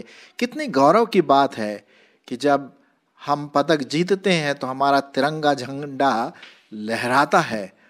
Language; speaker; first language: Hindi; non-native, local second language; Marathi